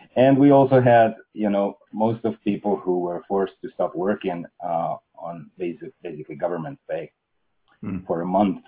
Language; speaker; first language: English; non-native, fluent; Russian